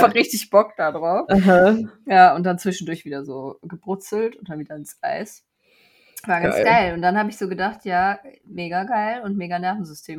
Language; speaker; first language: German; native; German